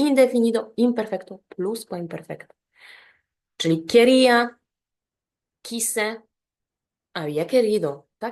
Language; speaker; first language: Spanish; non-native, fluent; Polish